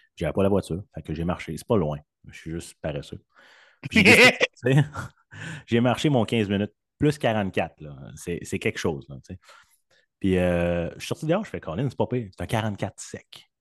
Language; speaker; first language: French; native; French